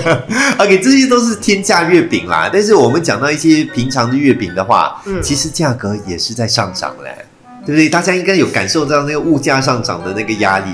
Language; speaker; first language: Chinese; native; Chinese